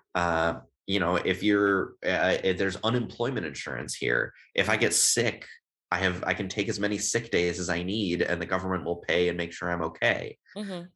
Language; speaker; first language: English; native; English